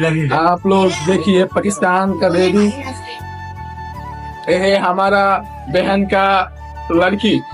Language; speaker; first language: Hindi; non-native, learner; Bangla